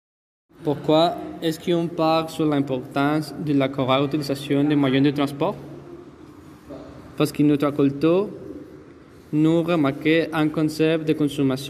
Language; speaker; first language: French; non-native, learner; Spanish